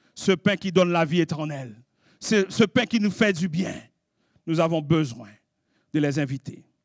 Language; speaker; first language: French; non-native, local second language; Haitian Creole